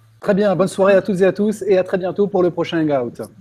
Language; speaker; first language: French; native; French